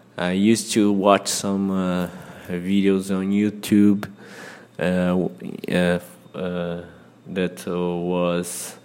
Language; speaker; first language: English; non-native, fluent; Portuguese